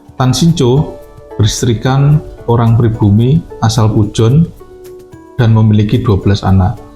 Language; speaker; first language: Indonesian; native; Indonesian